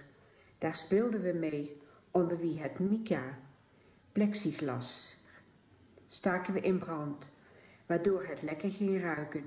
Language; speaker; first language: Dutch; native; Dutch